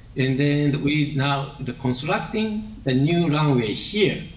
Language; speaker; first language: English; non-native, learner; Japanese